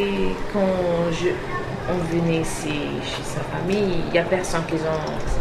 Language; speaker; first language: French; non-native, learner; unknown